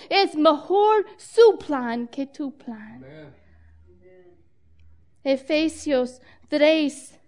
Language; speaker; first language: Spanish; non-native, fluent; English